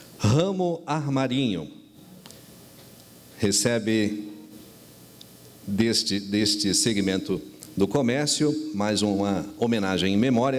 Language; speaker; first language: Portuguese; native; Portuguese